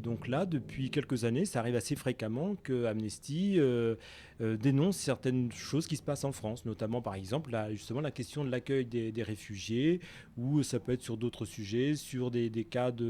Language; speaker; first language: French; native; French